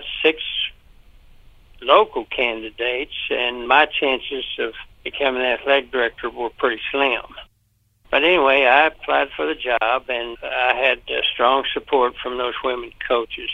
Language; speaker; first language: English; native; English